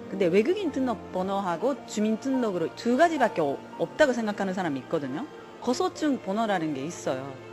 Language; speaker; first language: Korean; early bilingual, heritage; Korean